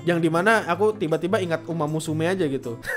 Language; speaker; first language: Indonesian; native; Indonesian